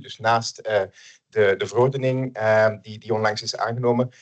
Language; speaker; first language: Dutch; native; Dutch